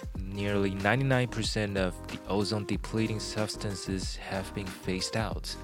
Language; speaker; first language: English; non-native, fluent; Chinese